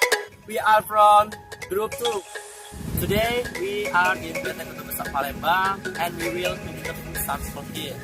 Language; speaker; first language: English; non-native, learner; Indonesian